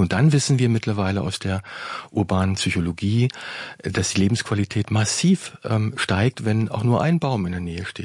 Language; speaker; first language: German; native; German